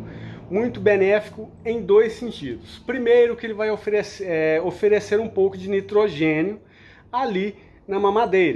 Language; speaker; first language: Portuguese; native; Portuguese